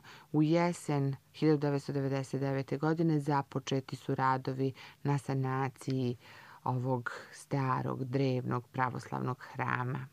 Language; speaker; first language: Croatian; native; Croatian